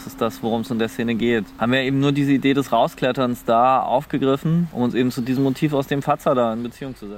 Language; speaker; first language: German; native; German